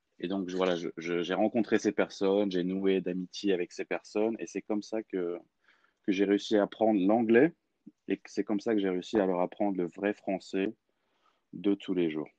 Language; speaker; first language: French; native; French